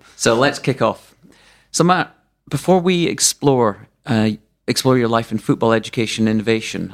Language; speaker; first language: English; native; English